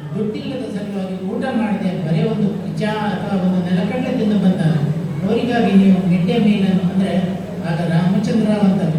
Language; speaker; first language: Kannada; native; Kannada